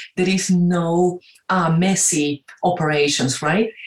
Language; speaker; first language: English; non-native, fluent; Spanish